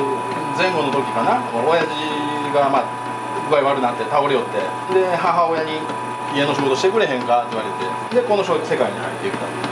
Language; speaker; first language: Japanese; native; Japanese